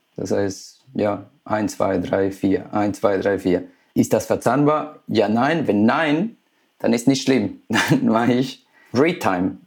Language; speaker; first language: German; non-native, fluent; Spanish